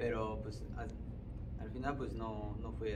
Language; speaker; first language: Spanish; non-native, fluent; Japanese